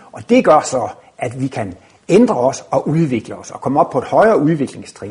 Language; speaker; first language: Danish; native; Danish